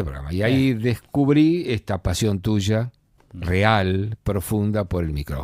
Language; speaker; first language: Spanish; native; Spanish